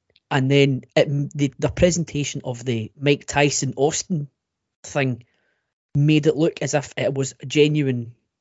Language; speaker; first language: English; native; English